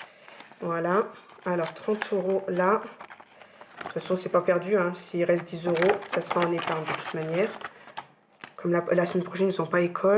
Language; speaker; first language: French; native; French